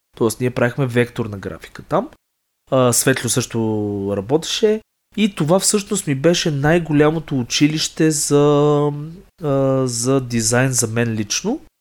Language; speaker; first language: Bulgarian; native; Bulgarian